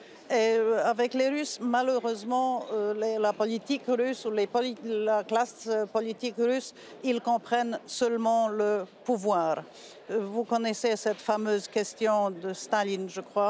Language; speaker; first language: French; non-native, fluent; Polish